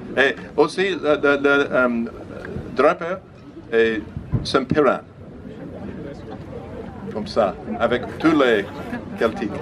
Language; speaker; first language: French; non-native, learner; English